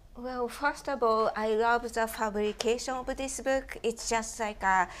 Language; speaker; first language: English; non-native, fluent; Japanese